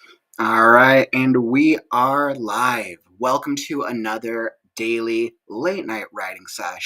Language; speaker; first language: English; native; English